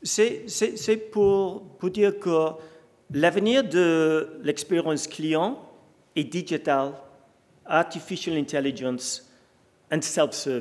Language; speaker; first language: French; non-native, learner; English